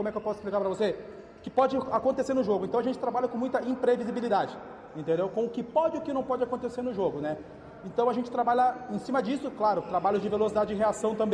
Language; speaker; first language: Portuguese; native; Portuguese